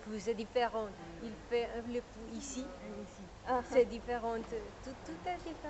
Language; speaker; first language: French; non-native, learner; Spanish